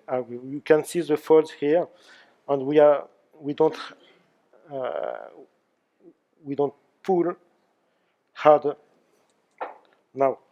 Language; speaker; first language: English; non-native, learner; French